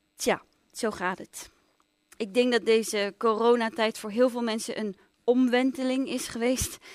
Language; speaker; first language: Dutch; native; Dutch